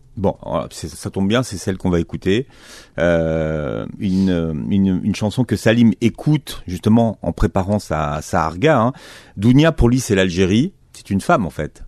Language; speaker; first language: French; native; French